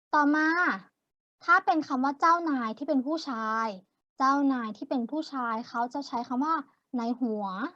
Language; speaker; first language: Thai; native; Thai